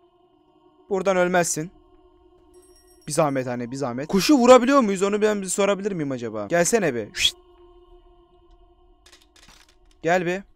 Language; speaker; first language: Turkish; native; Turkish